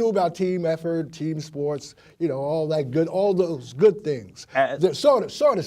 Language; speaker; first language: English; native; English